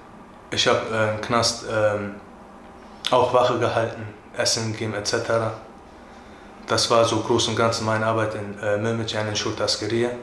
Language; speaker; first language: German; early bilingual, other home language; Turkish